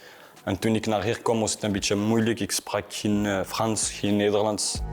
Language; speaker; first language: Dutch; non-native, fluent; Arabic